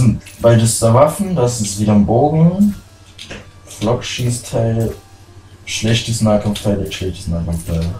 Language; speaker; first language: German; native; German